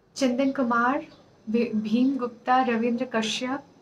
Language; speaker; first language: Hindi; native; Hindi